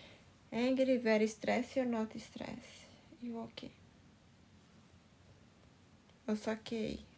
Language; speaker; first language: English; non-native, learner; Portuguese